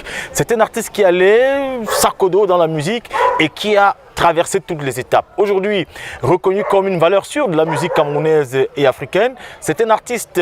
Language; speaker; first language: French; native; French